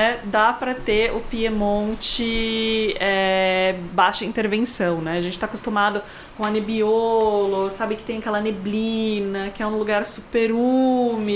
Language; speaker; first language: Portuguese; native; Portuguese